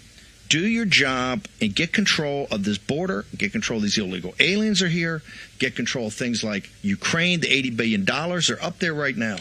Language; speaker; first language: English; native; English